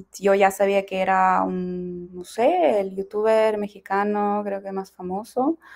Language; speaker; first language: Spanish; non-native, fluent; Ukrainian